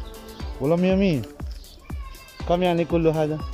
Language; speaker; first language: Arabic; non-native, learner; Filipino